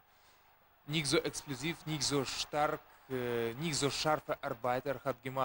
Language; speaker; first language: German; non-native, learner; Russian